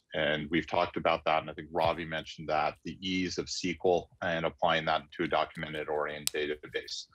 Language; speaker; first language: English; native; English